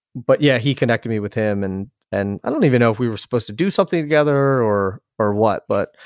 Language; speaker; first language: English; native; English